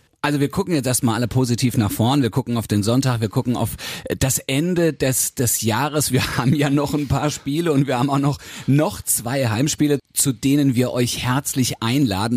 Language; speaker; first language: German; native; German